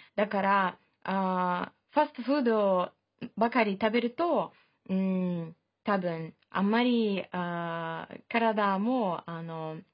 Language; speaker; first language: Japanese; non-native, fluent; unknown